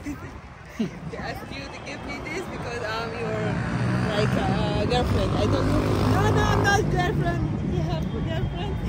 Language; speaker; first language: English; non-native, learner; Arabic